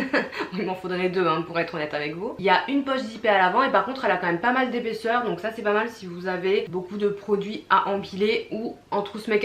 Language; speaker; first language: French; native; French